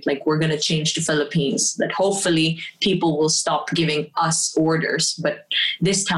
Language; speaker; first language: English; non-native, local second language; Filipino